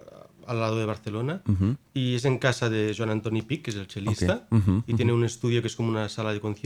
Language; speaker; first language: French; non-native, learner; Spanish